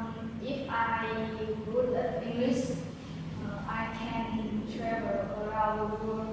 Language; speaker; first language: English; non-native, learner; Vietnamese